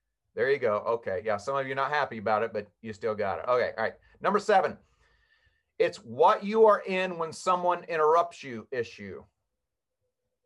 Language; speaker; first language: English; native; English